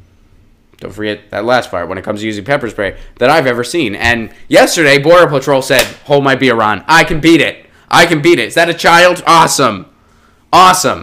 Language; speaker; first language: English; native; English